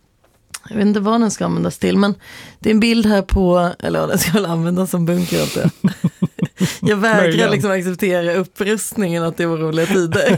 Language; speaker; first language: Swedish; native; Swedish